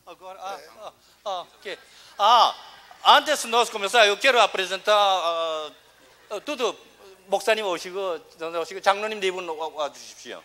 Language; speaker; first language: Portuguese; non-native, learner; Korean